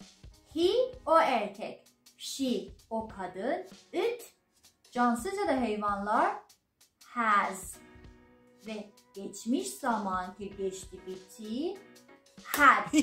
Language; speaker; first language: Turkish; non-native, learner; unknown